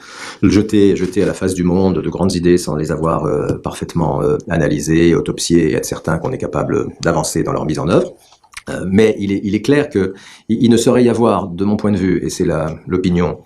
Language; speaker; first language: French; native; French